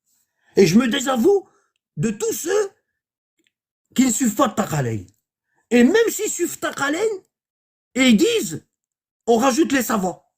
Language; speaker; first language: French; native; French